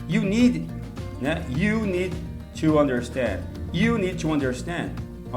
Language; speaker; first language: English; non-native, learner; Portuguese